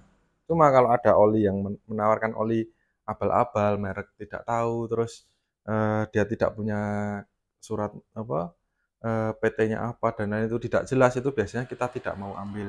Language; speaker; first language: Indonesian; native; Indonesian